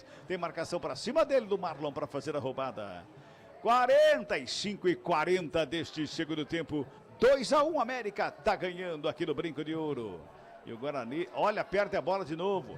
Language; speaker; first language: Portuguese; native; Portuguese